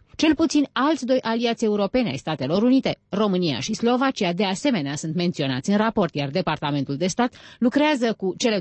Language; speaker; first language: Romanian; native; Romanian